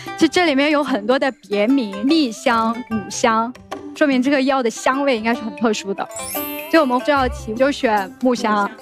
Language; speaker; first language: Chinese; non-native, local second language; Uyghur